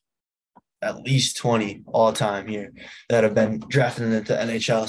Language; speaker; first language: English; native; English